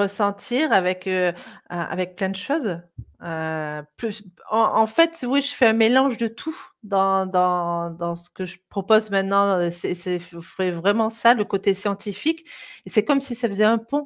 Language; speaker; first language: French; native; French